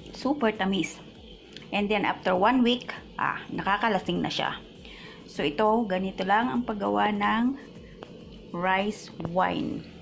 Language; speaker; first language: Filipino; non-native, local second language; Iloko